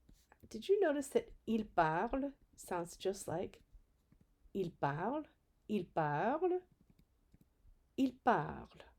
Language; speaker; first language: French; non-native, fluent; English